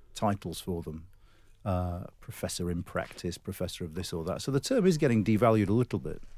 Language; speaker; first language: English; native; English